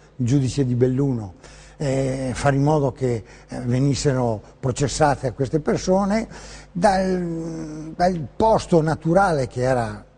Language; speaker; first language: Italian; native; Italian